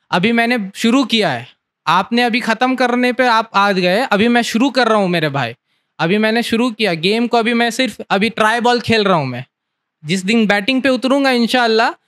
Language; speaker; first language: Hindi; native; Hindi